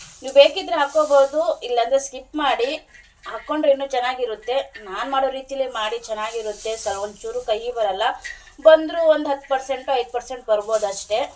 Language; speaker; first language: Kannada; non-native, local second language; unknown